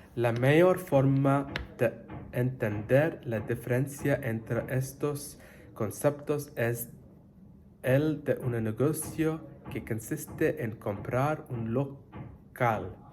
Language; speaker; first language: Spanish; non-native, learner; English